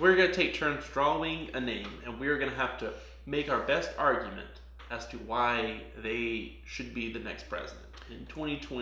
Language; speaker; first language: English; native; English